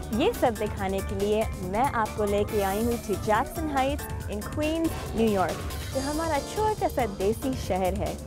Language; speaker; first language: Hindi; early bilingual, heritage; Urdu